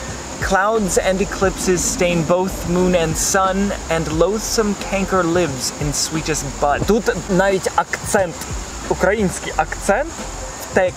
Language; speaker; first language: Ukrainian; non-native, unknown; English